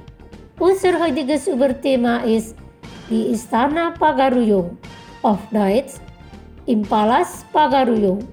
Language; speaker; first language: German; non-native, fluent; Indonesian